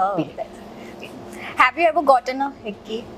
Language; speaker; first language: English; non-native, local second language; Hindi